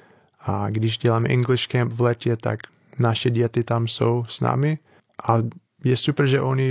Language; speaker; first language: Czech; non-native, fluent; English